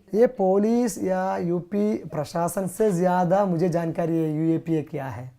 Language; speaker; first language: Hindi; non-native, local second language; Malayalam